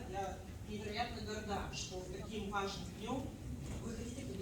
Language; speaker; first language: Russian; native; Russian